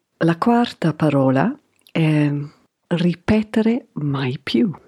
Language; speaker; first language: Italian; non-native, fluent; English